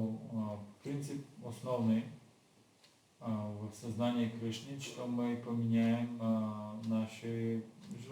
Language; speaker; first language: Russian; non-native, learner; Bulgarian